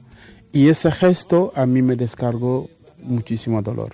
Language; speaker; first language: Spanish; non-native, fluent; Wolof